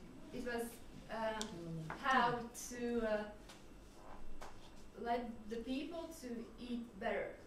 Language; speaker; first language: English; non-native, learner; French